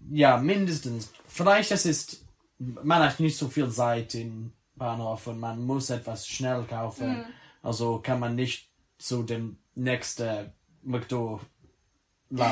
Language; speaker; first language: German; non-native, learner; English